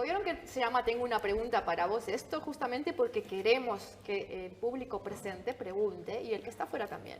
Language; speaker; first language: Spanish; native; Spanish